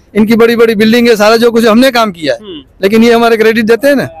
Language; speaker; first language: Hindi; non-native, local second language; Gujarati